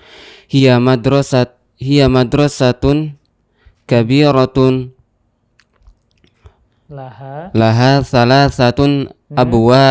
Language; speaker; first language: Arabic; non-native, learner; Indonesian